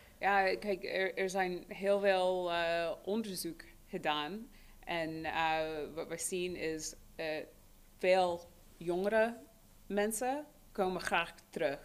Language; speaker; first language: Dutch; non-native, fluent; English